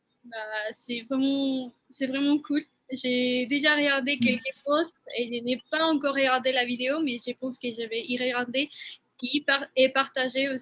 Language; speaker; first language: French; non-native, fluent; Spanish